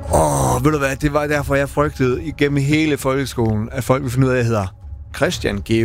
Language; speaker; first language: Danish; native; Danish